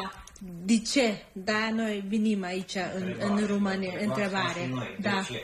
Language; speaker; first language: Romanian; non-native, fluent; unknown